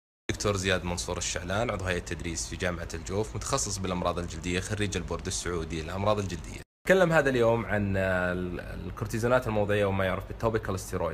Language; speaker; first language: Arabic; native; Arabic